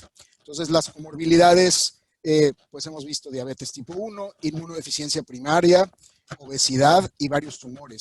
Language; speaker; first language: Spanish; native; Spanish